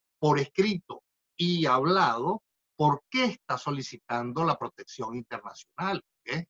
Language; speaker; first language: Spanish; native; Spanish